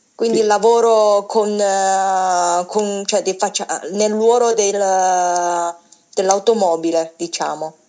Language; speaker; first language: Italian; non-native, fluent; Chinese